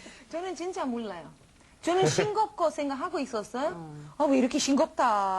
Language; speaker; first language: Korean; non-native, learner; Romanian